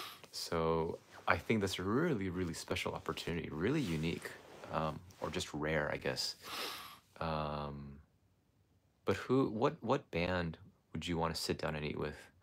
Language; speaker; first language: English; native; English